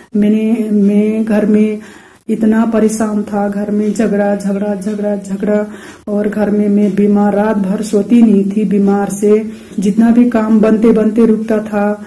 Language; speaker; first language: Hindi; non-native, local second language; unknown